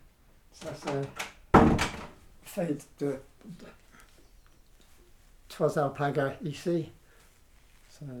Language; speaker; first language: French; non-native, learner; English